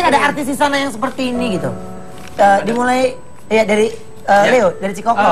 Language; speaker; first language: Indonesian; native; Indonesian